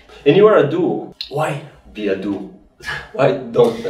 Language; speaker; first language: English; non-native, fluent; Portuguese